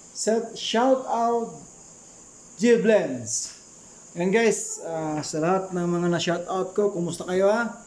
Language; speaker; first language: Filipino; non-native, local second language; Cebuano